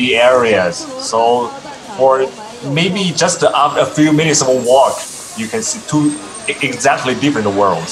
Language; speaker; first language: English; non-native, fluent; Chinese